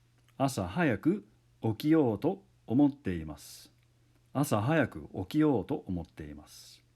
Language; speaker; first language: Japanese; non-native, fluent; English